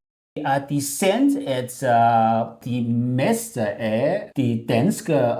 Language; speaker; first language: Danish; non-native, learner; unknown